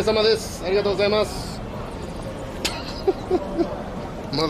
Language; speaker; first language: Japanese; non-native, learner; English